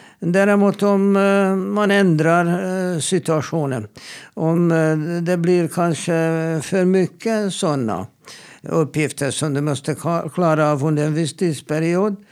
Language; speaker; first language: Swedish; non-native, fluent; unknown